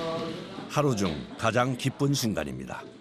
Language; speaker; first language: Korean; native; Korean